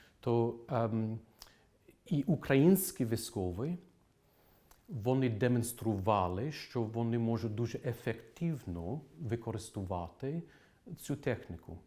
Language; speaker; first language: Ukrainian; non-native, fluent; English